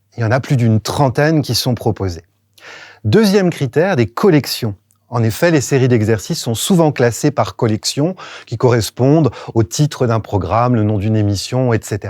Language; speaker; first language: French; native; French